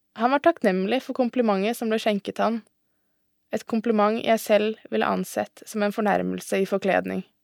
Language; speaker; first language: Norwegian; early bilingual, other home language; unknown